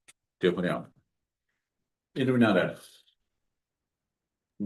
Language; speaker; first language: Welsh; non-native, learner; English